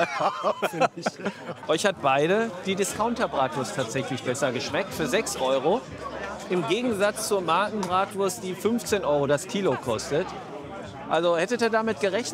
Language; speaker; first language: German; native; German